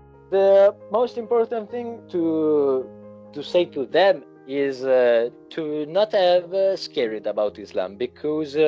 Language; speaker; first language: English; non-native, learner; Italian